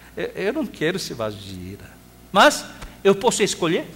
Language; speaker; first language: Portuguese; non-native, fluent; Korean